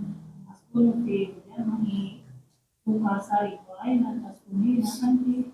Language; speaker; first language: Arabic; non-native, learner; Indonesian